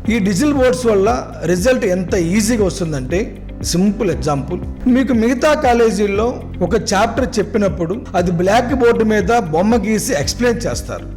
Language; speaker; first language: Telugu; native; Telugu